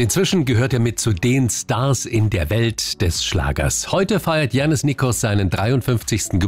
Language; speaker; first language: German; native; German